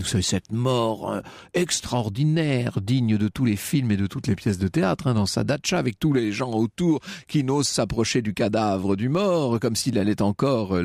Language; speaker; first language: French; native; French